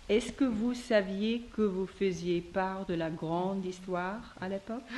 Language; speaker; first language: French; non-native, learner; English